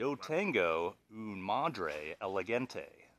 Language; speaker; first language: Spanish; non-native, learner; English